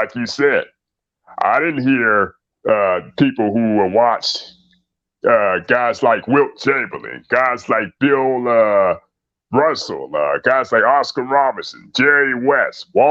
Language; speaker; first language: English; native; English